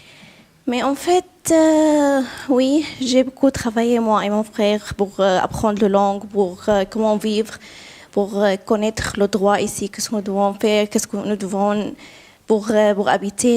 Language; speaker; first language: French; non-native, learner; Arabic